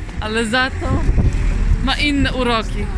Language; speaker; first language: Polish; native; Polish